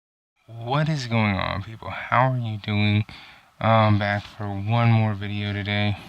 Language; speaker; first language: English; native; English